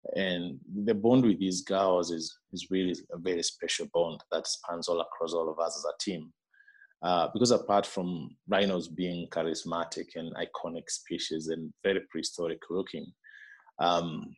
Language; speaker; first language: English; non-native, local second language; Meru